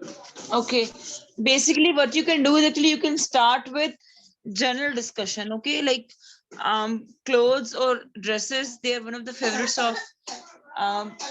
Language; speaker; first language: English; non-native, local second language; Urdu